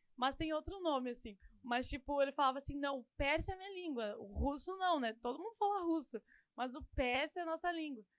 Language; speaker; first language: Portuguese; native; Portuguese